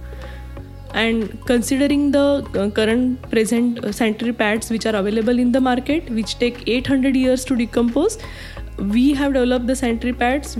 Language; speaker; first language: English; non-native, local second language; Marathi